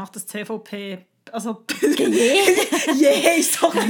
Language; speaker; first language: German; native; German